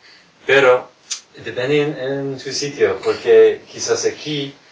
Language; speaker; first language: Spanish; non-native, fluent; English